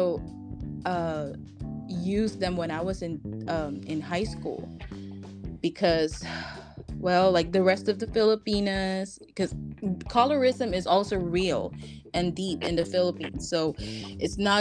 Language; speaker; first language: English; non-native, local second language; Filipino